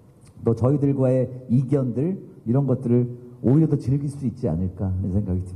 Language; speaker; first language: Korean; native; Korean